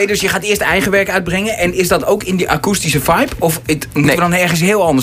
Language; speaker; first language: Dutch; native; Dutch